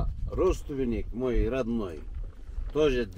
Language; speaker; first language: Russian; non-native, local second language; Kyrgyz